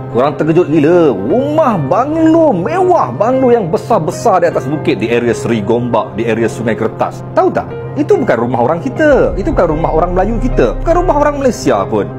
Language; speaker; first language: Malay; native; Malay